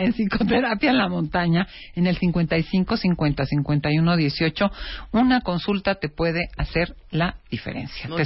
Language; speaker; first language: Spanish; native; Spanish